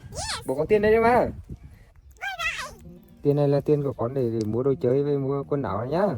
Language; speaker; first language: Vietnamese; native; Vietnamese